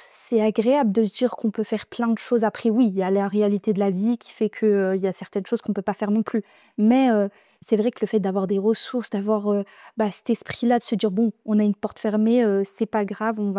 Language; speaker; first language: French; native; French